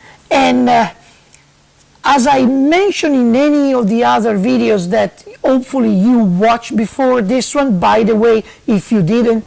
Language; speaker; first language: English; non-native, fluent; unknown